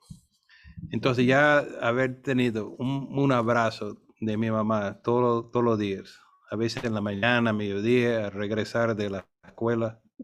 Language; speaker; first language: Spanish; non-native, fluent; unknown